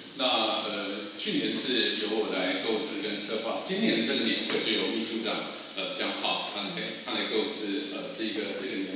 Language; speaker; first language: Chinese; native; Chinese